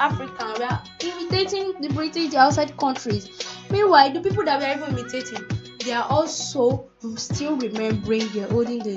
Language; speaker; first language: English; non-native, local second language; Yoruba